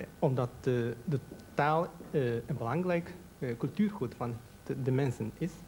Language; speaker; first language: Dutch; non-native, fluent; Japanese